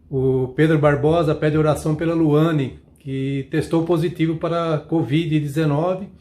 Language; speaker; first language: Portuguese; native; Portuguese